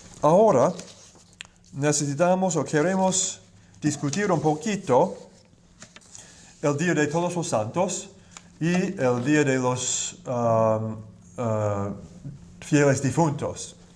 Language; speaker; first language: Spanish; non-native, learner; English